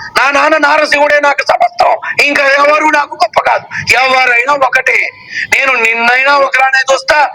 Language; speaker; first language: Telugu; native; Telugu